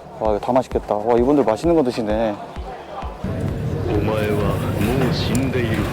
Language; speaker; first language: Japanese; non-native, learner; Korean